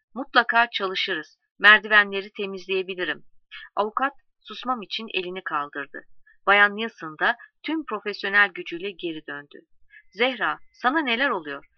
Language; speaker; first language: Turkish; native; Turkish